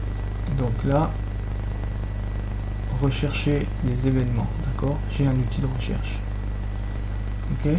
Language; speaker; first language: French; native; French